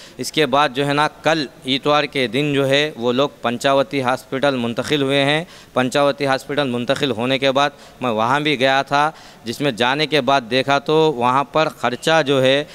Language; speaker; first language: Hindi; non-native, local second language; Urdu